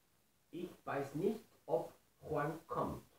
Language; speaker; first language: German; non-native, learner; Spanish